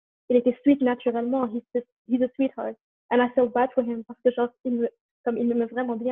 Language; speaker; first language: French; early bilingual, heritage; French